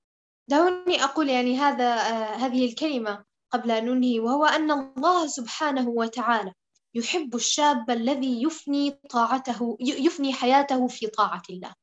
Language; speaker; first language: Arabic; native; Arabic